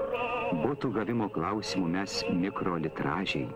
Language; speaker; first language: Lithuanian; native; Lithuanian